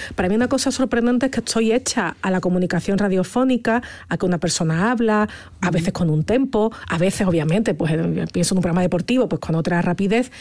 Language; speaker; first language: Spanish; native; Spanish